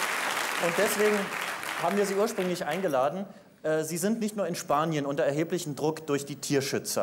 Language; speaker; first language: German; native; German